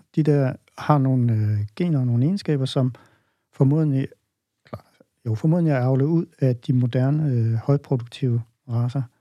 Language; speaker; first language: Danish; native; Danish